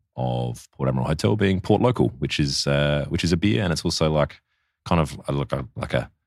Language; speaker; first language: English; native; English